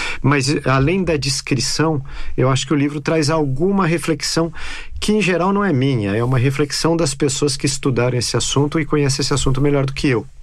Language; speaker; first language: Portuguese; native; Portuguese